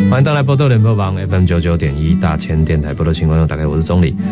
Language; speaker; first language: Chinese; native; Chinese